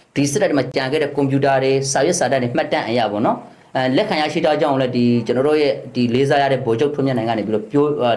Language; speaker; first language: Burmese; native; Burmese